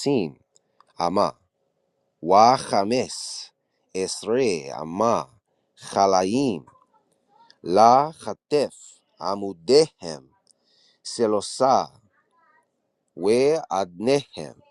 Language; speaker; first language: Hebrew; non-native, learner; English